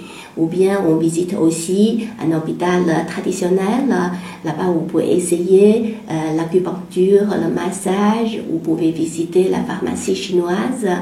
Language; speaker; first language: French; non-native, fluent; Chinese